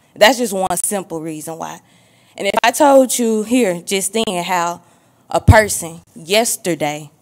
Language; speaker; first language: English; native; English